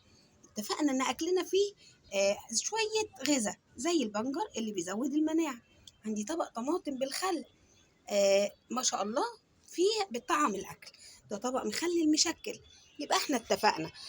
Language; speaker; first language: Arabic; native; Arabic